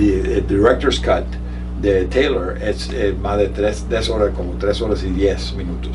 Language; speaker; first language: Spanish; early bilingual, heritage; Spanish